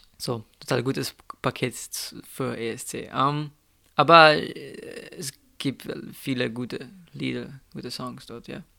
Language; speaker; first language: German; non-native, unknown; Slovenian